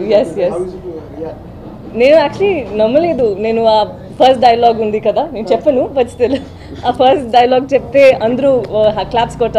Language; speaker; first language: Telugu; non-native, learner; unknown